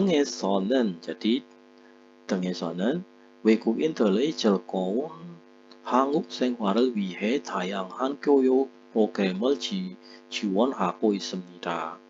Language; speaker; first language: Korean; non-native, fluent; Indonesian